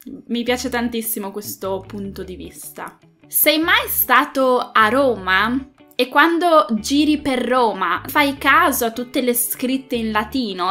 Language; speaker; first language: Italian; native; Italian